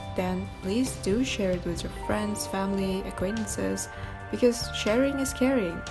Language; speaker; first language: English; non-native, fluent; Kazakh